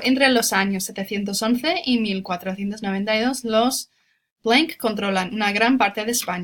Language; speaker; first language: Spanish; non-native, fluent; English